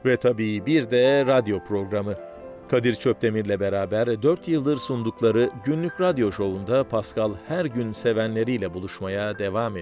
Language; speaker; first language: Turkish; native; Turkish